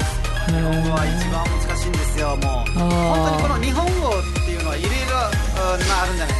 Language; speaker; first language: Japanese; non-native, fluent; Nepali